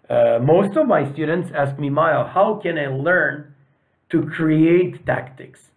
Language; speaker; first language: English; non-native, fluent; Serbian